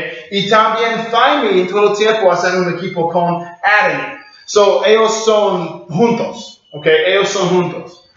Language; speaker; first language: Spanish; non-native, learner; English